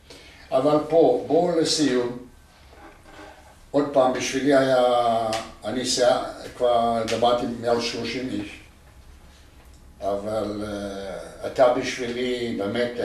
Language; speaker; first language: Hebrew; non-native, learner; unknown